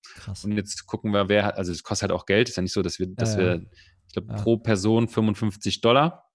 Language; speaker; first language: German; native; German